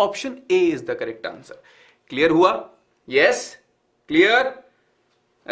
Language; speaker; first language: English; non-native, local second language; Hindi